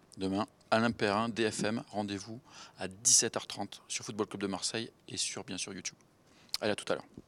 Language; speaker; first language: French; native; French